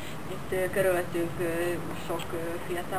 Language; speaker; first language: Hungarian; non-native, fluent; Finnish